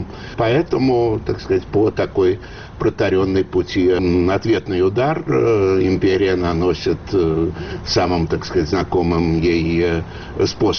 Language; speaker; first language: Russian; native; Russian